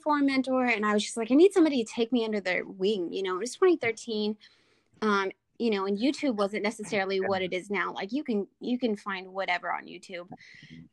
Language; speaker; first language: English; native; English